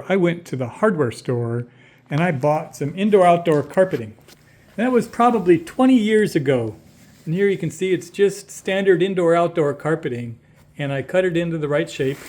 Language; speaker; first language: English; native; English